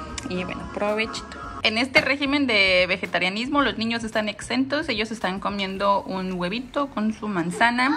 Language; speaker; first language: Spanish; native; Spanish